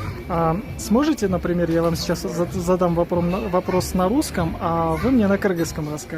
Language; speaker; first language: Russian; non-native, local second language; Kyrgyz